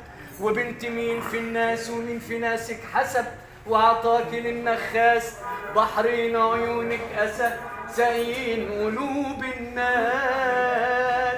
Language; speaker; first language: Arabic; native; Arabic